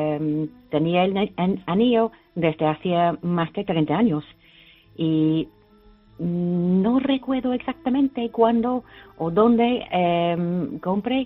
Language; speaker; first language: Spanish; non-native, learner; English